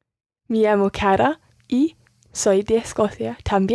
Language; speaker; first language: Spanish; non-native, learner; English